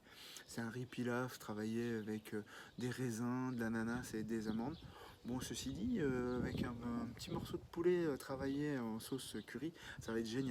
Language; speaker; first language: French; native; French